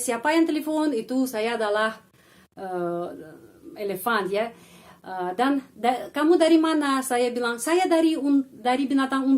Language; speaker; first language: Indonesian; non-native, fluent; Russian